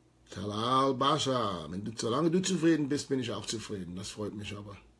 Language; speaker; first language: German; native; German